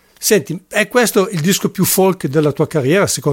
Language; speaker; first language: Italian; native; Italian